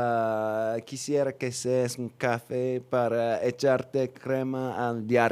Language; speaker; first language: Spanish; non-native, fluent; English